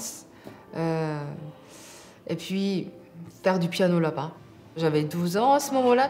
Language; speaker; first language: French; non-native, fluent; Korean